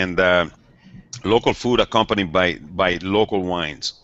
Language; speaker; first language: English; non-native, fluent; Italian